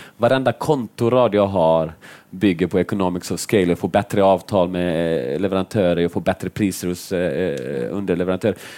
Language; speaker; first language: Swedish; early bilingual, other home language; Finnish